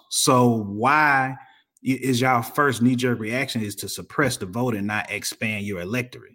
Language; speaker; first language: English; native; English